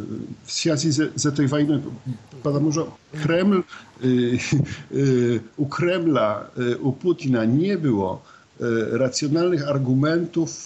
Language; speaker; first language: Polish; non-native, learner; Ukrainian